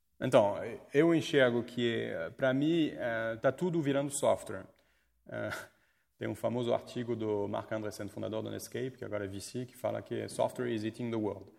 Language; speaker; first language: Portuguese; non-native, fluent; French